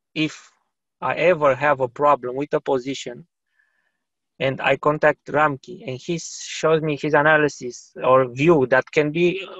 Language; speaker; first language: English; non-native, fluent; Romanian